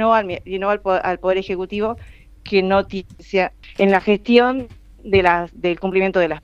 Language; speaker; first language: Spanish; native; Spanish